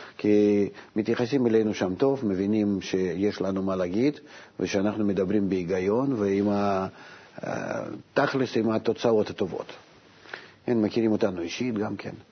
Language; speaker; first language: Hebrew; non-native, fluent; Russian